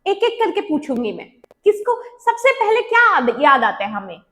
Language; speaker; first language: Hindi; non-native, local second language; Bangla